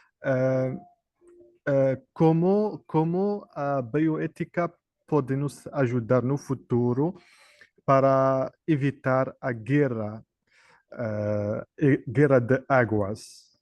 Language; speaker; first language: Portuguese; non-native, learner; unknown